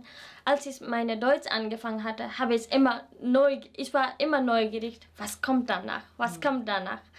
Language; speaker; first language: German; non-native, fluent; Nepali